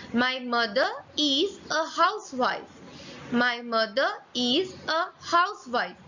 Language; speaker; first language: English; non-native, local second language; Gujarati